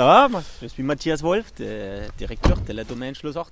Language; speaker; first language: French; non-native, fluent; German